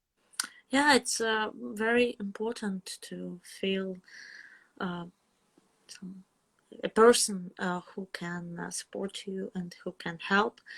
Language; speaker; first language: English; non-native, fluent; Russian